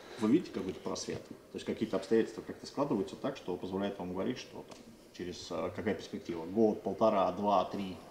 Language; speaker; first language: Russian; native; Russian